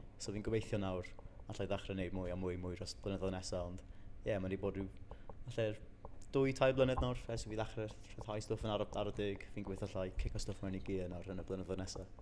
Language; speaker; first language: Welsh; native; Welsh